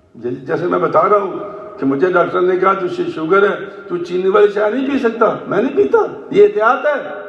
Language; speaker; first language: Urdu; non-native, local second language; Punjabi